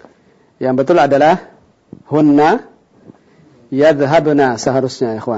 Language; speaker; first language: Indonesian; native; Indonesian